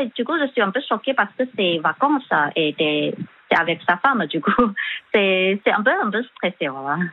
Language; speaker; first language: French; non-native, fluent; Chinese